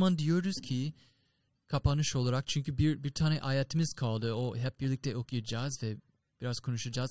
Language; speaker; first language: Turkish; non-native, fluent; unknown